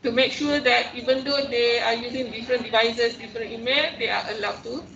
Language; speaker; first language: English; non-native, local second language; Malay